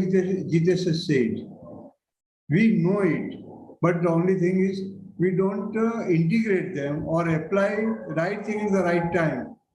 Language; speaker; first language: English; non-native, local second language; Hindi